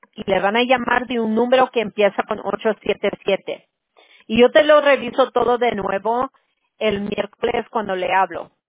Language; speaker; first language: Spanish; early bilingual, other home language; English